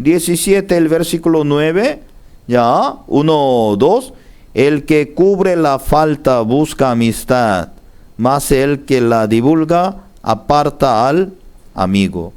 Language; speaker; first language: Spanish; non-native, learner; Korean